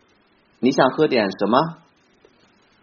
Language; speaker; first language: Chinese; non-native, fluent; English